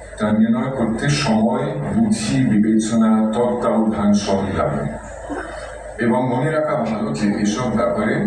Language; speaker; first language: Bangla; non-native, fluent; German